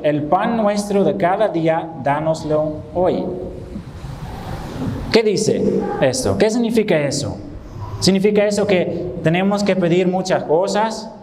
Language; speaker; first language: Spanish; non-native, fluent; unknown